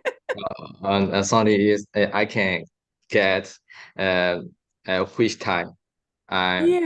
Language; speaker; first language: English; non-native, learner; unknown